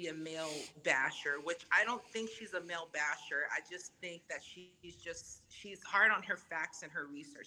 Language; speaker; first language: English; non-native, fluent; Samoan